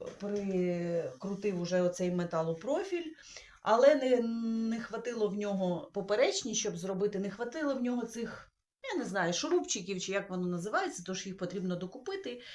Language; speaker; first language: Ukrainian; non-native, local second language; Russian